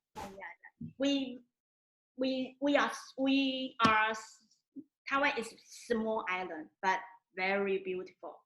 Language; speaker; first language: English; non-native, learner; Chinese